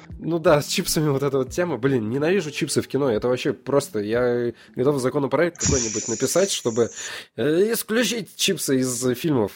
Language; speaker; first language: Russian; native; Russian